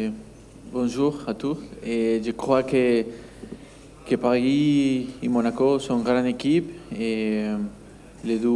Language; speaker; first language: French; non-native, learner; Spanish